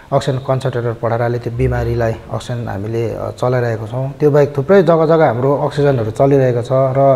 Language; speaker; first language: Nepali; native; Nepali